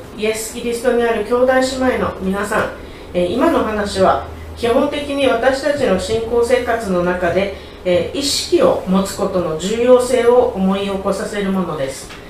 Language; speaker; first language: Japanese; native; Japanese